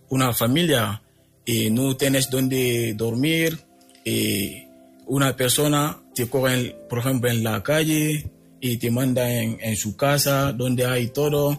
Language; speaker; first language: Spanish; non-native, fluent; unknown